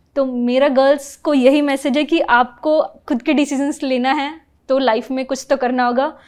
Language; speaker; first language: Hindi; non-native, local second language; Marathi